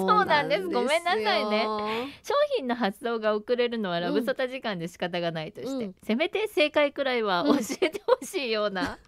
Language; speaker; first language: Japanese; native; Japanese